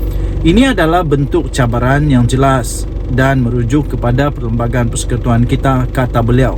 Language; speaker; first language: Malay; native; Malay